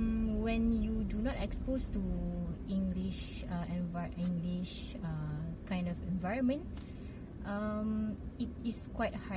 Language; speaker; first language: English; non-native, local second language; Malay